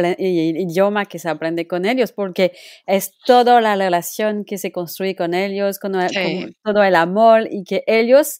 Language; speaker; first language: Spanish; non-native, local second language; French